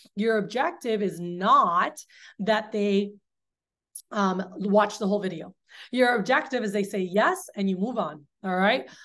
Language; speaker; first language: English; early bilingual, other home language; Spanish